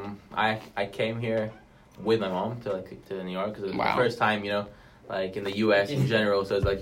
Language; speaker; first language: English; non-native, local second language; Hebrew